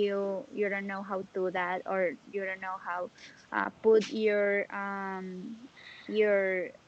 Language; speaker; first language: English; non-native, learner; Spanish